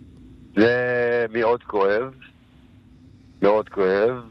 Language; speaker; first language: Hebrew; non-native, local second language; Arabic